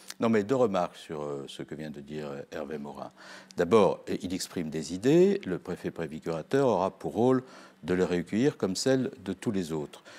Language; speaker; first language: French; native; French